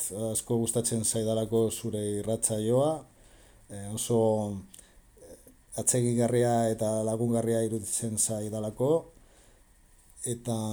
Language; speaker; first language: Basque; non-native, learner; Spanish